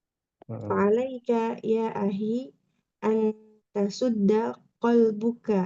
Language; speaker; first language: Arabic; non-native, learner; Indonesian